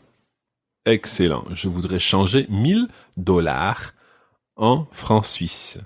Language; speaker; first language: French; non-native, fluent; English